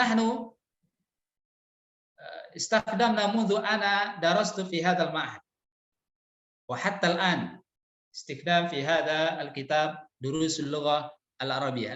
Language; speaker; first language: Arabic; non-native, fluent; Indonesian